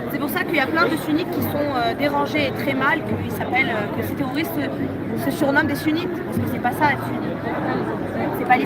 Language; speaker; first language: French; native; French